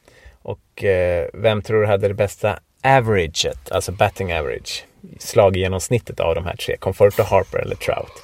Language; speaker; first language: Swedish; native; Swedish